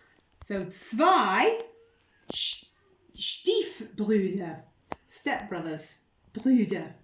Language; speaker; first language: German; non-native, fluent; English